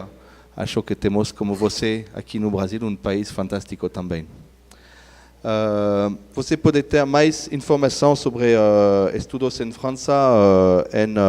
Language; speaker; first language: Portuguese; non-native, learner; French